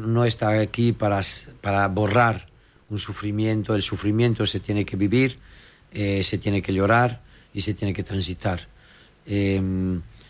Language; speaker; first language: Spanish; non-native, fluent; French